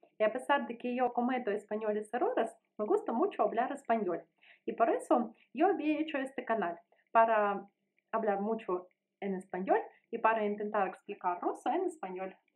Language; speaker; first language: Spanish; non-native, learner; Russian